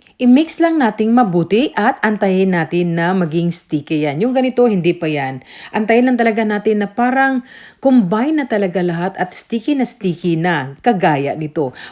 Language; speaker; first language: Filipino; non-native, local second language; Cebuano